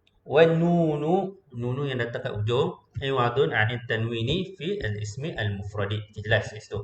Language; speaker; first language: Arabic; non-native, fluent; Malay